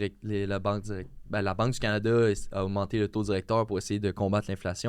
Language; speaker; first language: French; native; French